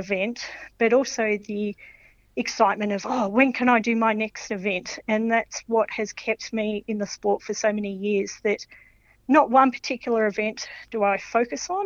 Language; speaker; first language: English; native; English